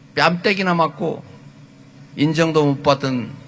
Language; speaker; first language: Korean; native; Korean